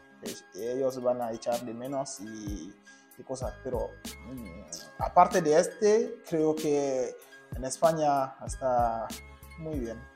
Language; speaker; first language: Spanish; non-native, learner; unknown